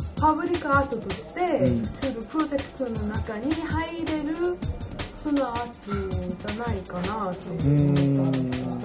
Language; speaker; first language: Japanese; non-native, fluent; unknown